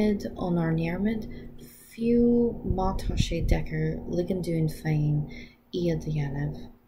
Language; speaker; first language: Irish; non-native, learner; English